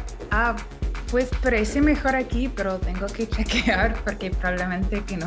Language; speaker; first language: Spanish; non-native, fluent; English